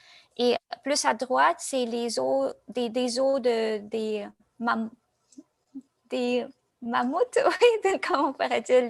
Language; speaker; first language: French; non-native, fluent; Russian